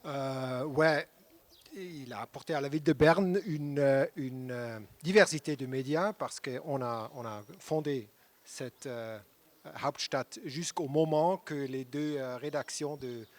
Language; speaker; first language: French; non-native, local second language; German